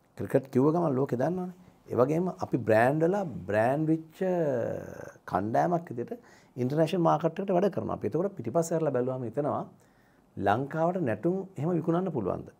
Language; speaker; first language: Sinhala; native; Sinhala